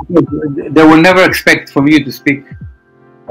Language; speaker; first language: English; non-native, fluent; Hebrew